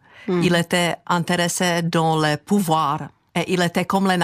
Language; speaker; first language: French; non-native, fluent; Czech